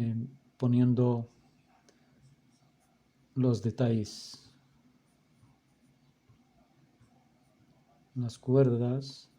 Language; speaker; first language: Spanish; non-native, fluent; Arabic